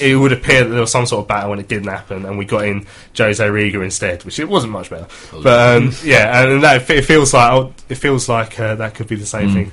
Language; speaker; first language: English; native; English